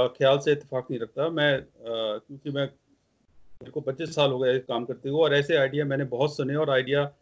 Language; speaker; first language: Hindi; non-native, local second language; Punjabi